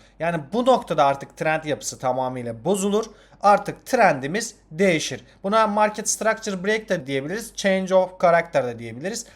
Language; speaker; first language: Turkish; non-native, fluent; Azerbaijani